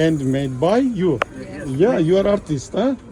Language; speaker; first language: English; non-native, learner; Turkish